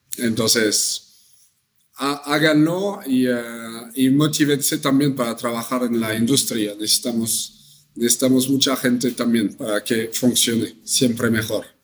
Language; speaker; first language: Spanish; non-native, fluent; French